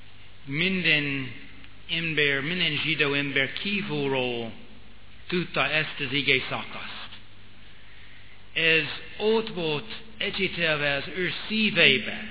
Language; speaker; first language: Hungarian; non-native, fluent; English